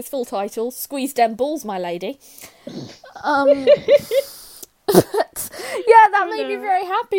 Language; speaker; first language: English; native; English